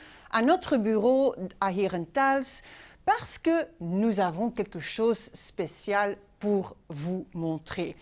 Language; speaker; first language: French; non-native, local second language; Dutch